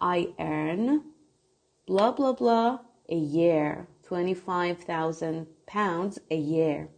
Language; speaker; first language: English; non-native, fluent; Persian